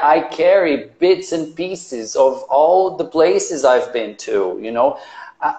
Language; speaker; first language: English; non-native, fluent; Portuguese